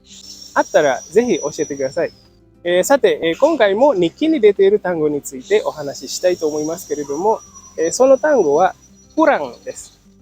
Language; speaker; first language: Japanese; non-native, fluent; Indonesian